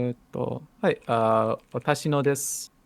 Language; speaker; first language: Japanese; non-native, learner; English